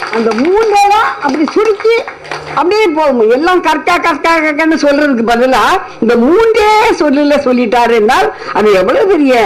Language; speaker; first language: Tamil; native; Tamil